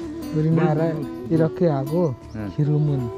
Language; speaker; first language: Korean; non-native, learner; Lao